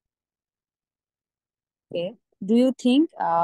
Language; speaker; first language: English; non-native, local second language; Bangla